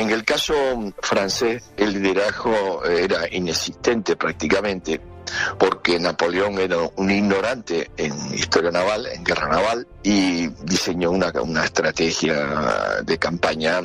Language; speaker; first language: Spanish; native; Spanish